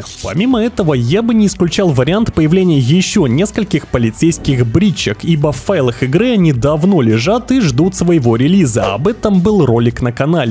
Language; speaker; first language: Russian; native; Russian